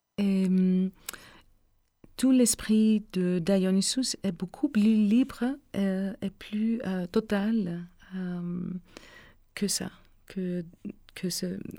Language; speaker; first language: French; non-native, learner; Greek